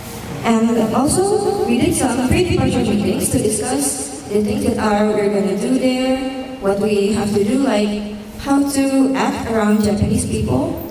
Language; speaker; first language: English; non-native, fluent; Indonesian